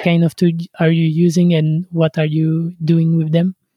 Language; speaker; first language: English; non-native, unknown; French